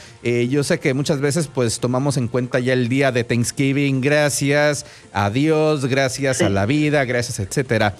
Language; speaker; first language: Spanish; native; Spanish